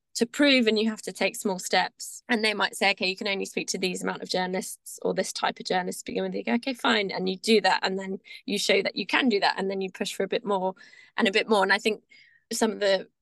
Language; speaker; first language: English; native; English